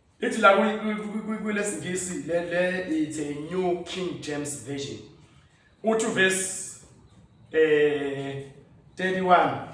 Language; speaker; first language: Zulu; native; Zulu